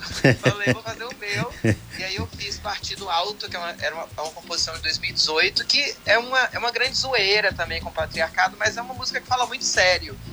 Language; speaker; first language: Portuguese; native; Portuguese